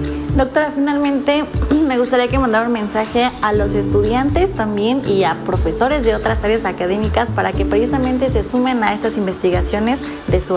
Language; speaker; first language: Spanish; native; Spanish